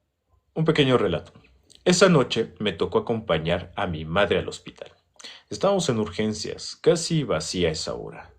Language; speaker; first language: Spanish; native; Spanish